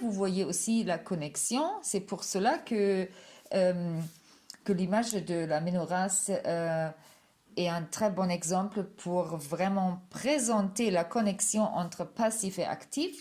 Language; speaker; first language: French; non-native, fluent; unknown